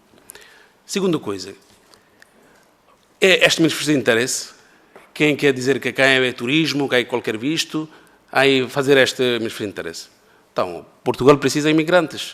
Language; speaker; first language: Portuguese; non-native, learner; Bangla